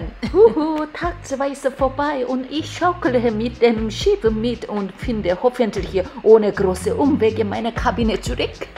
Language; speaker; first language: German; non-native, fluent; Korean